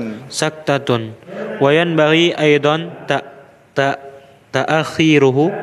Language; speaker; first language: Arabic; non-native, learner; Indonesian